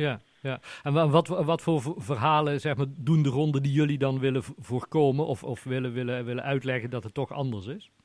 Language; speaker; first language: Dutch; native; Dutch